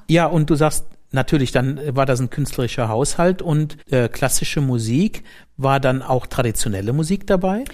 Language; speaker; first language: German; native; German